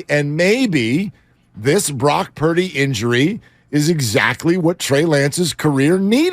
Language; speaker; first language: English; native; English